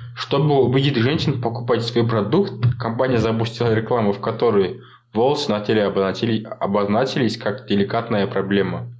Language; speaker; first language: Russian; non-native, local second language; Kazakh